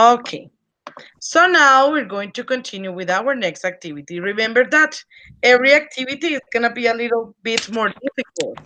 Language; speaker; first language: English; non-native, fluent; Spanish